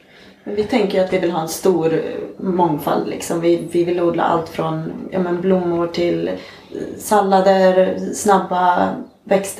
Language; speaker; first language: Swedish; native; Swedish